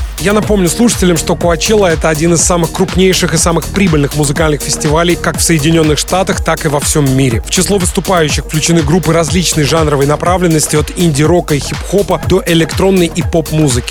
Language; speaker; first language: Russian; native; Russian